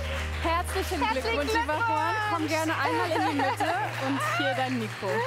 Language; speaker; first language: German; native; German